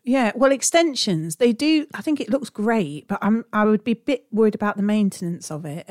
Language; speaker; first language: English; native; English